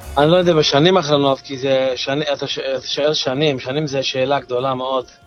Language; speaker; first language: Hebrew; non-native, fluent; Yiddish